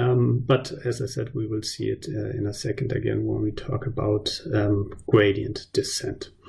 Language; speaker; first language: English; non-native, fluent; German